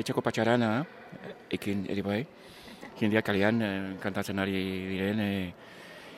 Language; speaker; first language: Basque; non-native, learner; English